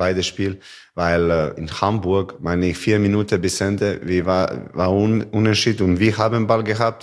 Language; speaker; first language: German; non-native, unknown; Serbian